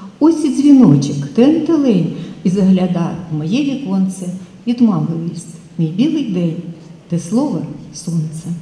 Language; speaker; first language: Ukrainian; native; Ukrainian